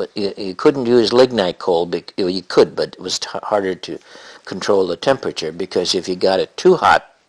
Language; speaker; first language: English; native; English